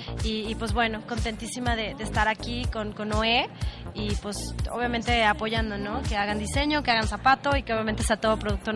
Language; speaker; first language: Spanish; native; Spanish